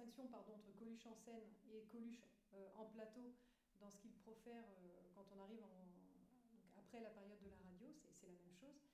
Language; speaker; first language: French; native; French